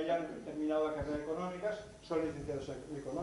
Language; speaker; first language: Spanish; native; Spanish